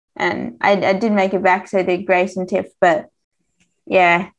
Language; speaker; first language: English; native; English